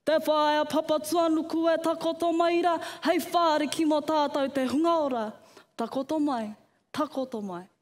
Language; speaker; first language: Māori; non-native, local second language; English